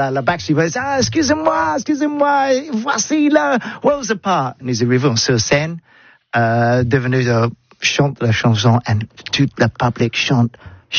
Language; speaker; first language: French; non-native, learner; English